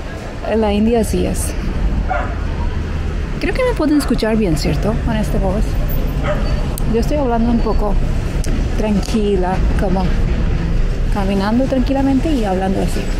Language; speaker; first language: Spanish; non-native, learner; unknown